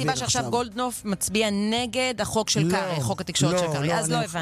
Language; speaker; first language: Hebrew; native; Hebrew